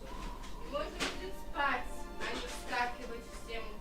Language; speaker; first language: Russian; native; Russian